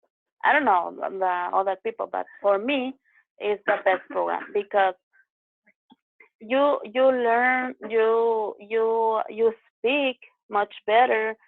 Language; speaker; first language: English; non-native, learner; Spanish